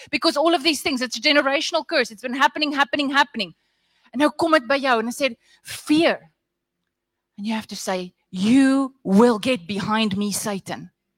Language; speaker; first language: English; non-native, local second language; Afrikaans